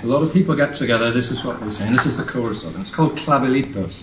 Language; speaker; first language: English; native; English